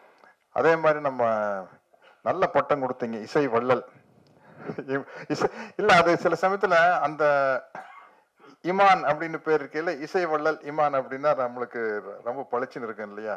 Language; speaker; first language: Tamil; native; Tamil